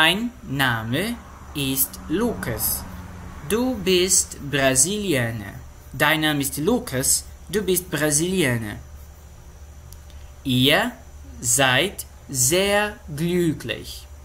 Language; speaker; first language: German; non-native, learner; Portuguese